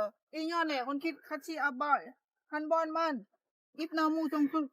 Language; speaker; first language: Korean; non-native, learner; Lao